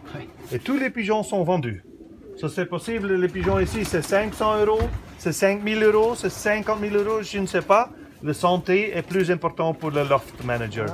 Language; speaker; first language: French; non-native, learner; Dutch